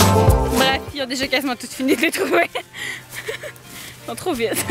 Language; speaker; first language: French; native; French